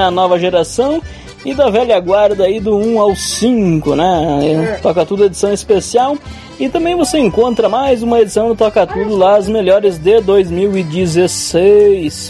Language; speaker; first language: Portuguese; native; Portuguese